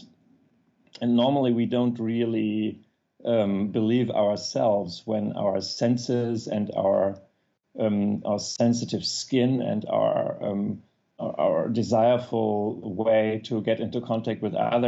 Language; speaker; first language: English; non-native, fluent; German